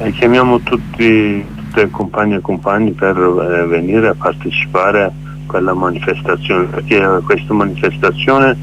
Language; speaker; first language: Italian; non-native, learner; Kurdish